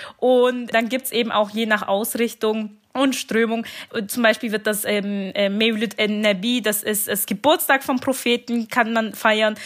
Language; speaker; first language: German; early bilingual, other home language; Turkish